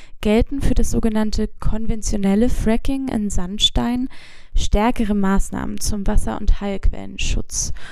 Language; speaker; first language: German; native; German